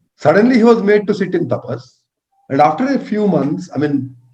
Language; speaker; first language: English; non-native, local second language; Telugu